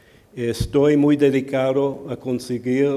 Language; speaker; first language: Spanish; early bilingual, heritage; Spanish